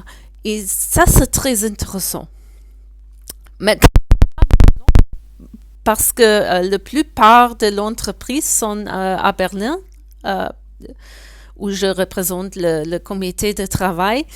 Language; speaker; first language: French; non-native, learner; German